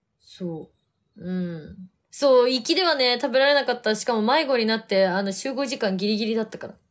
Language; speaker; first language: Japanese; native; Japanese